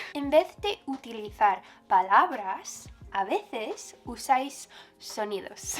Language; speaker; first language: Spanish; non-native, fluent; English